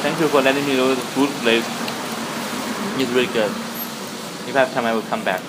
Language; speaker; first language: English; non-native, fluent; Chinese